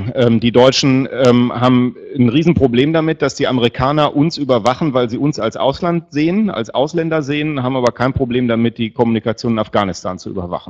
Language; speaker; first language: German; native; German